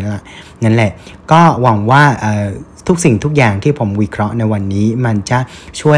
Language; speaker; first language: Thai; non-native, fluent; Vietnamese